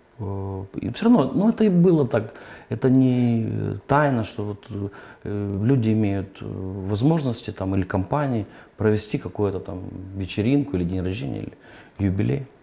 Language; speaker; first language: Russian; native; Russian